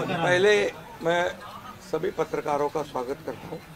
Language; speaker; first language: Hindi; non-native, local second language; Marathi